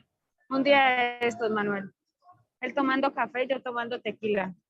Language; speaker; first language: Spanish; native; Spanish